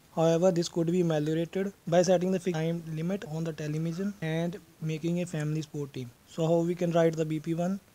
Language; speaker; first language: English; non-native, local second language; Punjabi